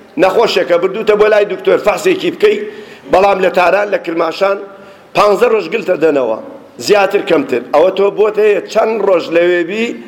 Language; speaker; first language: Central Kurdish; native; Central Kurdish